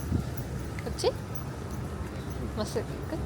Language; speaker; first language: Japanese; native; Japanese